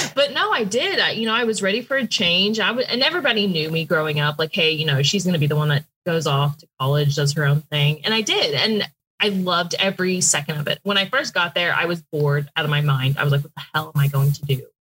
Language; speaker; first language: English; native; English